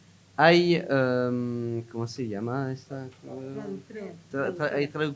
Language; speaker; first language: Spanish; non-native, learner; French